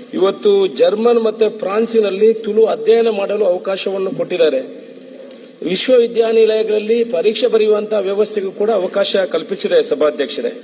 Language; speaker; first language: Kannada; non-native, local second language; Tulu